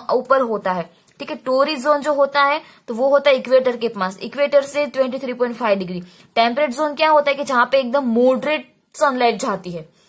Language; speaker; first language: Hindi; non-native, local second language; Gujarati